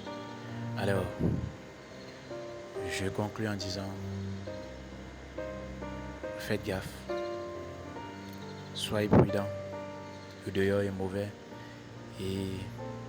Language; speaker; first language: French; native; French